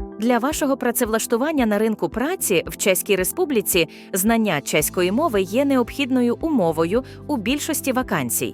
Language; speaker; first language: Ukrainian; native; Ukrainian